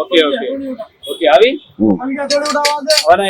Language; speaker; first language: Telugu; native; Telugu